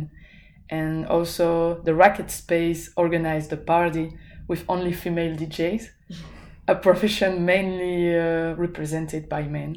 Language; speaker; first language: English; non-native, fluent; French